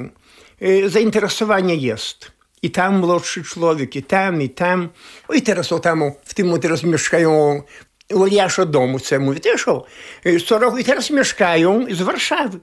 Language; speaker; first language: Polish; non-native, local second language; Belarusian